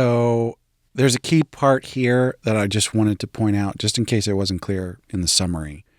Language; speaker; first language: English; native; English